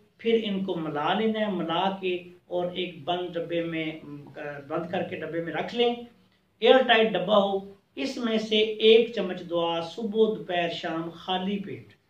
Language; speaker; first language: Urdu; non-native, local second language; Punjabi